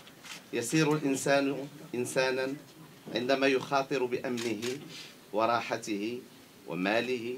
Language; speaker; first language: Arabic; native; Arabic